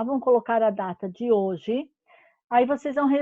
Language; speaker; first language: Portuguese; native; Portuguese